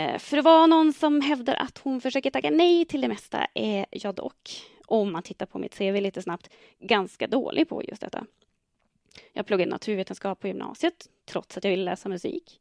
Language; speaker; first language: Swedish; native; Swedish